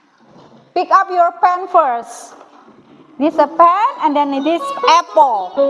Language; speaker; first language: English; non-native, learner; Indonesian